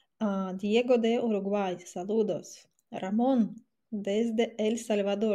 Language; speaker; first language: Spanish; non-native, fluent; Russian